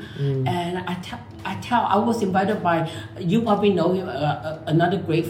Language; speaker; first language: English; non-native, local second language; Min Nan Chinese